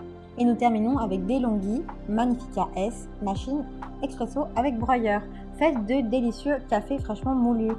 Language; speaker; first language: French; native; French